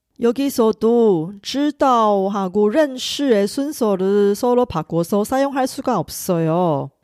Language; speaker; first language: Korean; non-native, fluent; Chinese